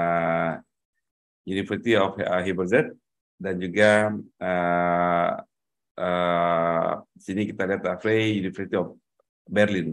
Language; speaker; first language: Indonesian; native; Indonesian